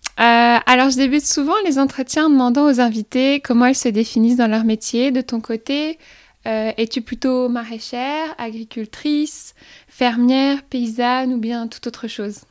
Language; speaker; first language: French; native; French